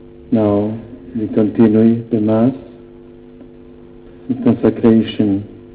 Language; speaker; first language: English; non-native, learner; Croatian